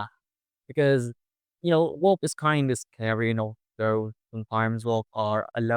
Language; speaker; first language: English; non-native, fluent; Indonesian